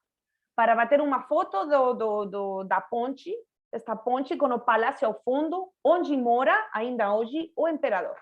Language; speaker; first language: Portuguese; non-native, fluent; Spanish